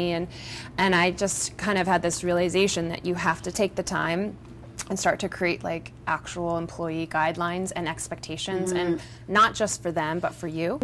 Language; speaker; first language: English; native; English